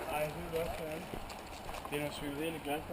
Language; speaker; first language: Danish; native; Danish